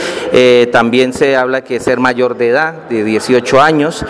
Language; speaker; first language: Spanish; native; Spanish